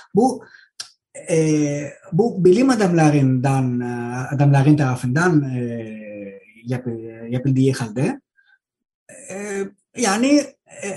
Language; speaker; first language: Turkish; non-native, fluent; Greek